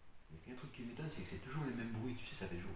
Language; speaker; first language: French; native; French